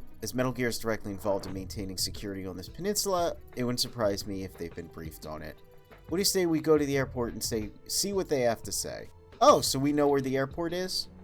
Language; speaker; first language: English; native; English